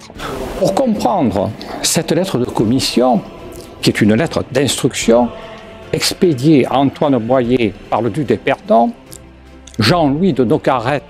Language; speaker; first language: French; native; French